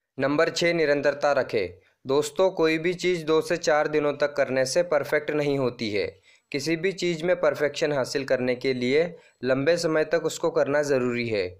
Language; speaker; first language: Hindi; non-native, local second language; Marathi